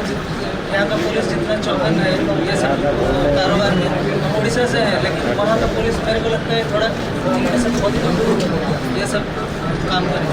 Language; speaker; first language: Hindi; non-native, local second language; Odia